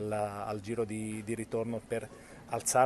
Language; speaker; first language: Italian; non-native, fluent; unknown